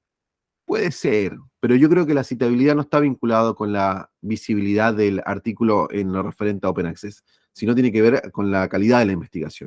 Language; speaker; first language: Spanish; native; Spanish